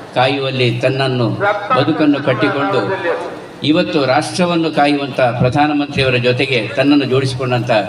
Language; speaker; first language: Kannada; non-native, local second language; Tulu